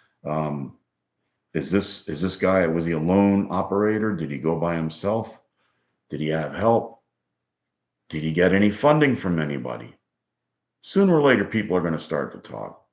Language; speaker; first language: English; native; English